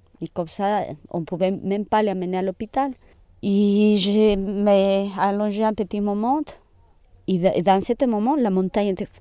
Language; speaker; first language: French; non-native, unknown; Spanish